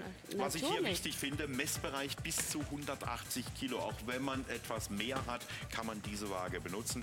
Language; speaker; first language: German; native; German